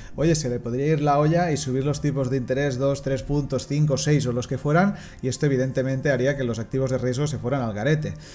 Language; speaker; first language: Spanish; non-native, local second language; Catalan